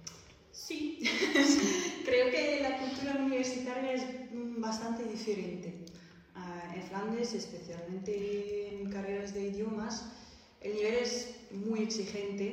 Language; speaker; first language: Spanish; non-native, fluent; Dutch